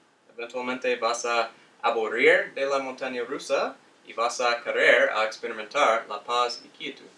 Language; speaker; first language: Spanish; non-native, fluent; English